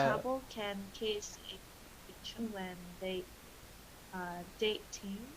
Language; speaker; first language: English; non-native, learner; Vietnamese